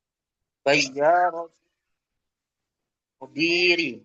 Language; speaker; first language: Arabic; non-native, learner; Indonesian